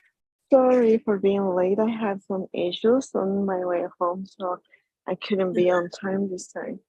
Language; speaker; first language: English; non-native, learner; Spanish